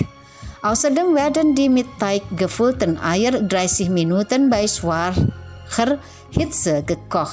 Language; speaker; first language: German; non-native, fluent; Indonesian